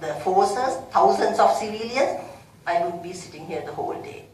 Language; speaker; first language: English; non-native, local second language; Sinhala